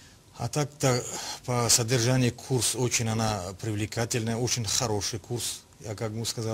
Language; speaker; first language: Russian; non-native, local second language; Tajik